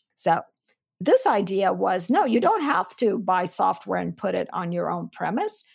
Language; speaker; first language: English; non-native, fluent; Armenian